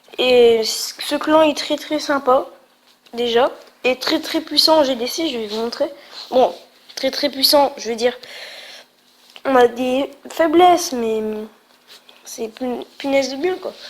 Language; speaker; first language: French; native; French